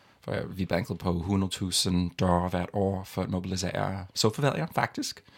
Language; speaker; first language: Danish; non-native, fluent; English